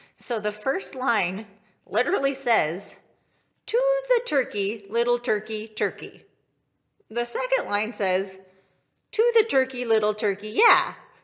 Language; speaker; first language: English; native; English